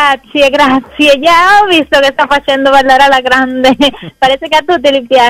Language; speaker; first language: Italian; non-native, fluent; Spanish